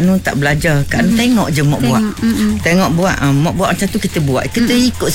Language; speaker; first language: Malay; native; Malay